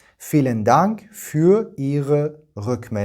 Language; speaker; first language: German; non-native, fluent; Persian